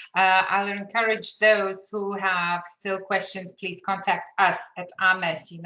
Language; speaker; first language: English; non-native, fluent; Lithuanian